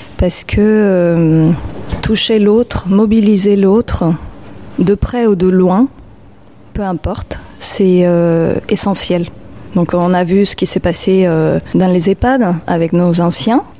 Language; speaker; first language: French; non-native, fluent; Spanish